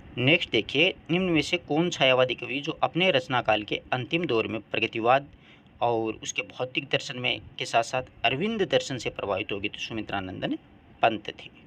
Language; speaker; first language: Hindi; native; Hindi